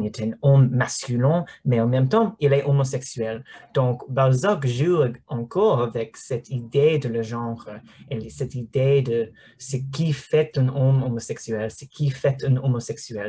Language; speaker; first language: French; non-native, learner; English